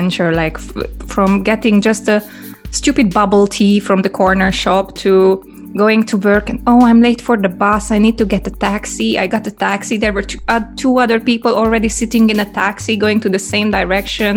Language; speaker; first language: English; non-native, fluent; Hungarian